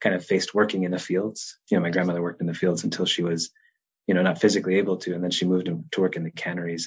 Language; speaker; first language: English; native; English